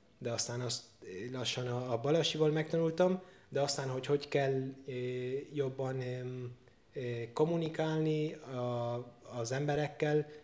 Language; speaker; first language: Hungarian; non-native, learner; Spanish